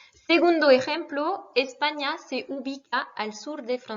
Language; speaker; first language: Spanish; non-native, fluent; French